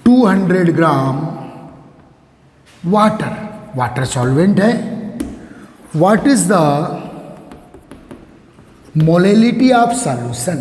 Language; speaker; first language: Hindi; native; Hindi